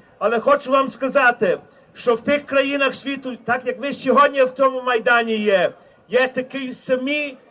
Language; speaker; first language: Ukrainian; early bilingual, heritage; Ukrainian